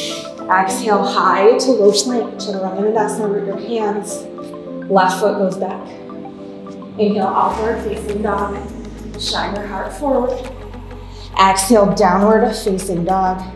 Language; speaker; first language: English; native; English